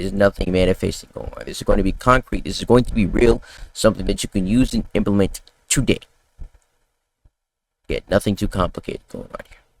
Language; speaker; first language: English; native; English